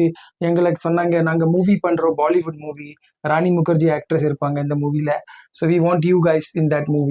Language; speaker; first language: Tamil; early bilingual, heritage; Tamil